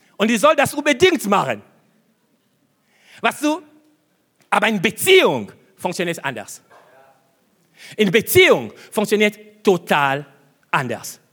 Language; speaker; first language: German; non-native, fluent; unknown